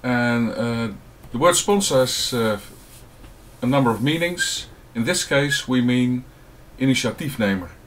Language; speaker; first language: English; non-native, fluent; Dutch